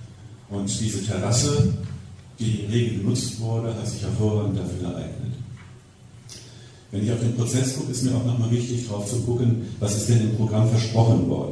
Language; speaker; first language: German; native; German